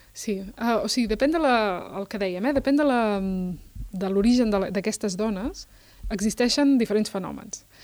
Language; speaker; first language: Catalan; early bilingual, other home language; Berber languages